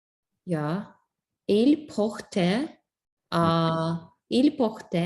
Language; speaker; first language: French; non-native, learner; English